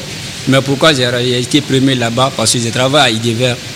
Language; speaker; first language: French; non-native, learner; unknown